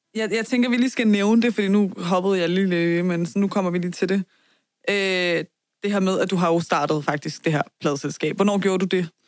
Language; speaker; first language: Danish; early bilingual, other home language; Persian